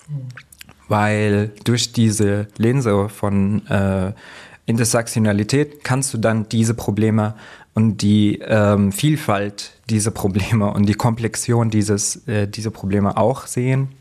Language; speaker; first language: German; non-native, fluent; Arabic